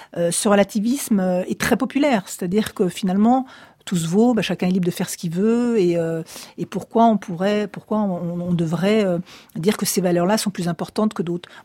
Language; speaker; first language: French; native; French